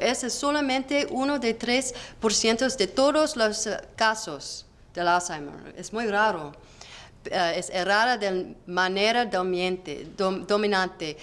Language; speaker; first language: Spanish; non-native, learner; English